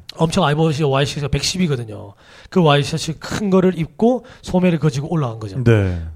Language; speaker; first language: Korean; native; Korean